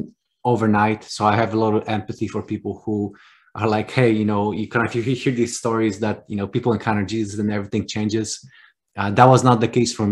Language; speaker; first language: English; non-native, fluent; Polish